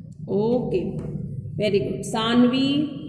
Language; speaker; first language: English; non-native, local second language; Hindi